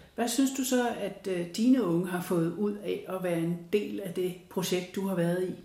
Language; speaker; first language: Danish; native; Danish